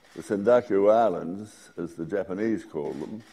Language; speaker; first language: English; native; English